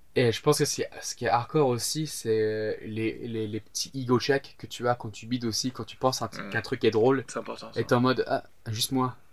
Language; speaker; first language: French; native; French